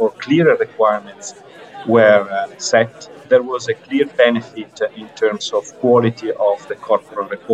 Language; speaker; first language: English; non-native, fluent; Italian